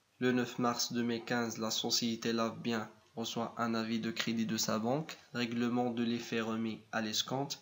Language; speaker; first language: French; non-native, local second language; Arabic